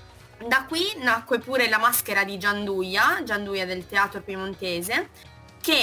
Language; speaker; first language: Italian; native; Italian